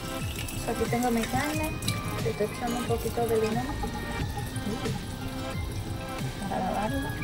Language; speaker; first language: Spanish; early bilingual, heritage; Spanish